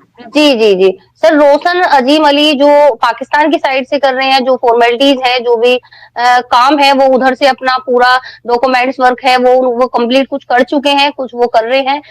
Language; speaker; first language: Hindi; native; Hindi